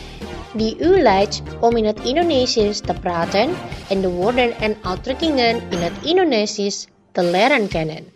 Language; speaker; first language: Dutch; non-native, learner; Indonesian